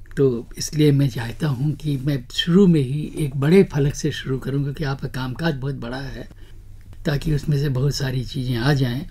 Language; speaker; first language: Hindi; native; Hindi